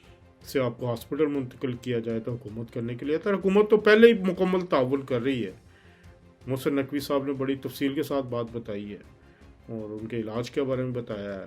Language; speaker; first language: Urdu; native; Urdu